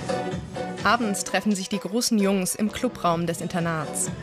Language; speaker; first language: German; native; German